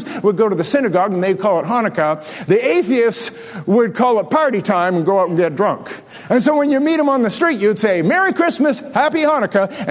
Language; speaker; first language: English; native; English